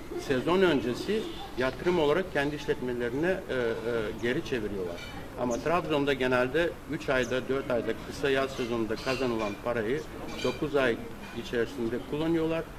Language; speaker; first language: Turkish; native; Turkish